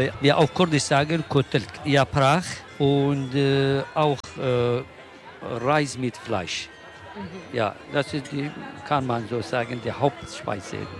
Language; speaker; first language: German; non-native, learner; Kurdish